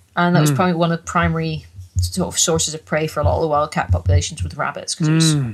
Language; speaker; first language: English; native; English